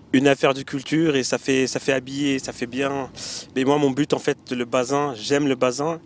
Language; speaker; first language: French; early bilingual, other home language; Bambara